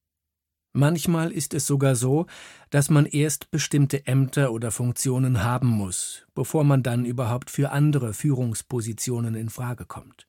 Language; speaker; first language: German; native; German